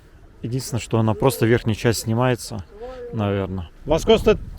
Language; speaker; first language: Russian; native; Russian